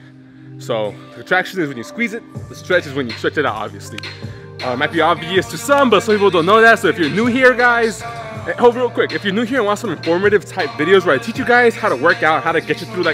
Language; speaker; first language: English; native; English